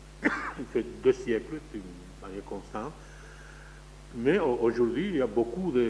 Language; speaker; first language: French; non-native, fluent; Spanish